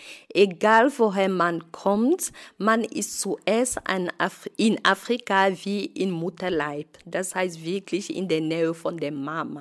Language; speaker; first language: German; non-native, fluent; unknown